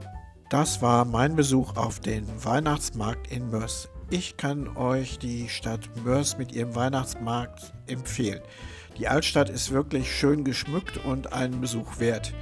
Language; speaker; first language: German; native; German